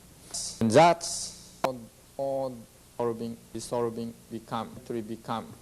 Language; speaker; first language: English; non-native, learner; Japanese